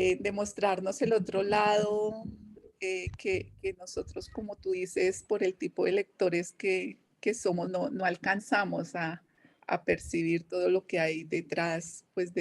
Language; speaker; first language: Spanish; native; Spanish